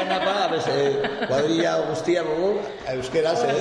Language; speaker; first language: Basque; non-native, local second language; Spanish